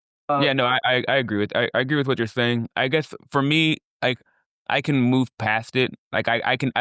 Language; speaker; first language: English; native; English